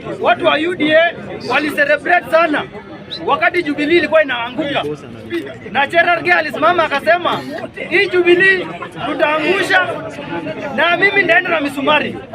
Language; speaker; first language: Swahili; non-native, local second language; Kalenjin